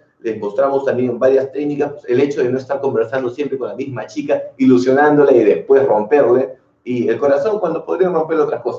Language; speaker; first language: Spanish; native; Spanish